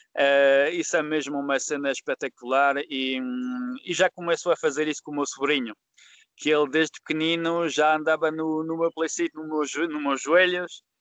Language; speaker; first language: Portuguese; early bilingual, heritage; Portuguese